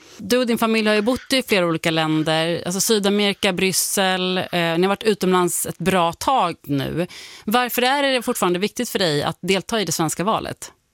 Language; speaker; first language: Swedish; native; Swedish